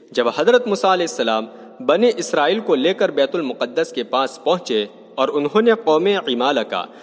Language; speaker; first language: Urdu; native; Urdu